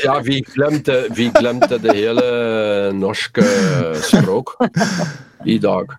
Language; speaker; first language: Norwegian; non-native, learner; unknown